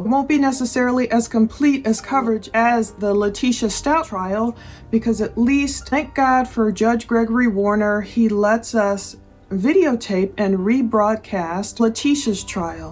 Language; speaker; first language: English; native; English